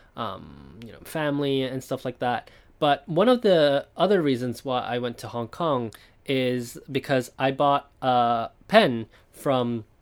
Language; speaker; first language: English; non-native, fluent; Chinese